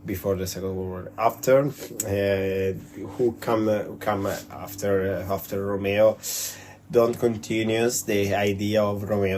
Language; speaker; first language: English; non-native, learner; Italian